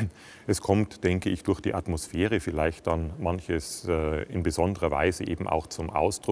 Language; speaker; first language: German; native; German